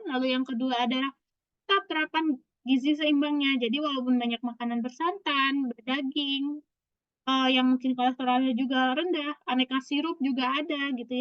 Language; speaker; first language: Indonesian; native; Indonesian